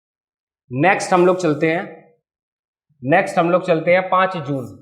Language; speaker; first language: Hindi; native; Hindi